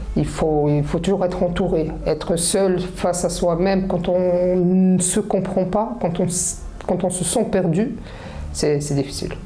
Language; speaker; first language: French; early bilingual, other home language; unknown